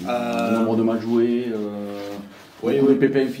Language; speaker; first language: French; native; French